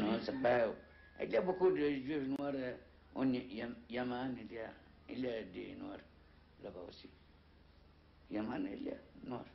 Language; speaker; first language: French; non-native, learner; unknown